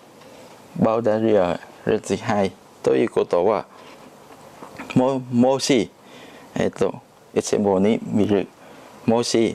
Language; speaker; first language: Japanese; non-native, learner; Chinese